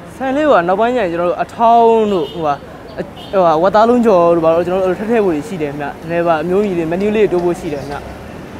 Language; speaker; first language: Burmese; native; Burmese